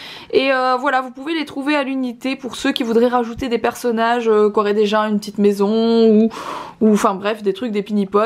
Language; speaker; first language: French; native; French